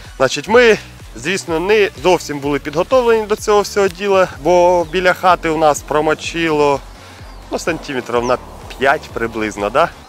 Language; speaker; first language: Ukrainian; non-native, local second language; Russian